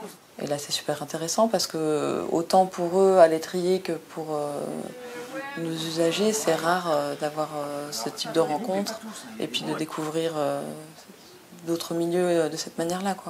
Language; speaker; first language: French; native; French